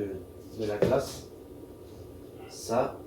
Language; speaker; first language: French; native; French